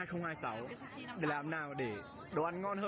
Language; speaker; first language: Vietnamese; native; Vietnamese